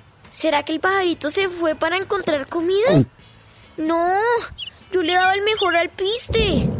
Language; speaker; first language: Spanish; native; Spanish